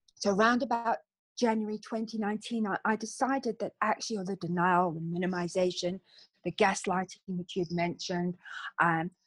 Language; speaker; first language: English; native; English